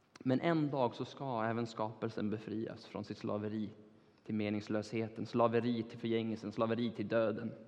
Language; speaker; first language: Swedish; non-native, fluent; Turkish